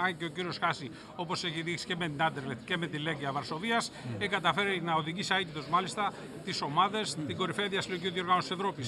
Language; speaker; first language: Greek; native; Greek